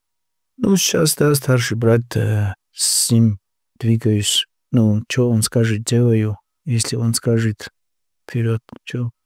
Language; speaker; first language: Russian; non-native, local second language; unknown